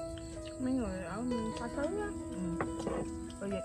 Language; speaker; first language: Vietnamese; native; Vietnamese